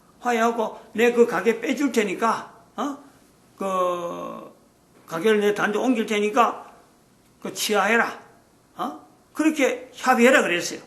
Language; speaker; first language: Korean; native; Korean